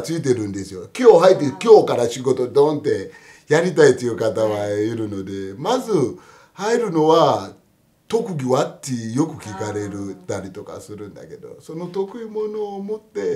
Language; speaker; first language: Japanese; non-native, fluent; Yoruba